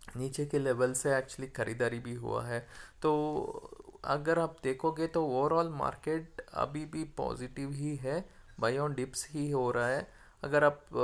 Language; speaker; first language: Hindi; non-native, local second language; Kannada